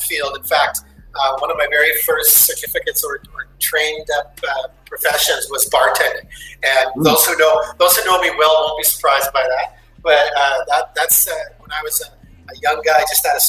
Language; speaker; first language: English; native; English